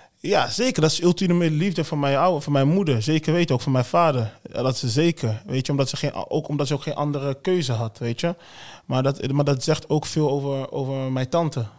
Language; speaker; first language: Dutch; early bilingual, other home language; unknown